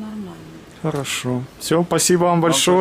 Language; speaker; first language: Russian; native; Russian